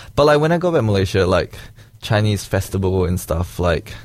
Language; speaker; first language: English; early bilingual, other home language; Chinese